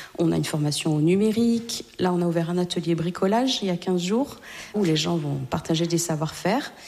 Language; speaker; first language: French; native; French